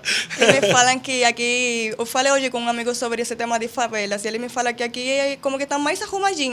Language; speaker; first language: Portuguese; non-native, fluent; Spanish